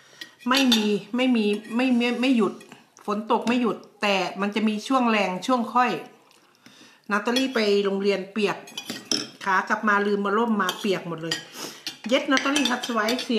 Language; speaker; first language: Thai; native; Thai